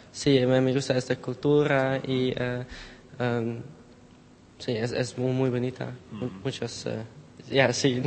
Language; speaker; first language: Spanish; non-native, learner; Dutch